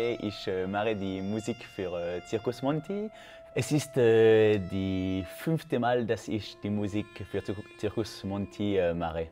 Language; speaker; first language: German; non-native, local second language; French